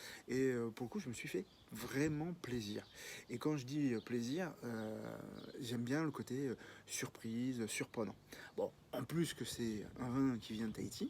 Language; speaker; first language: French; native; French